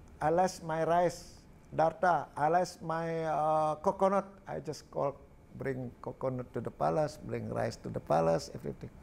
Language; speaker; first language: English; non-native, learner; Balinese